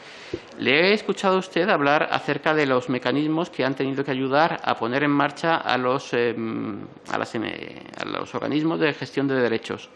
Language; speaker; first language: Spanish; native; Spanish